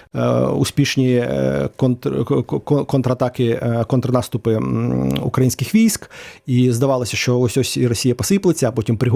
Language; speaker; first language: Ukrainian; native; Ukrainian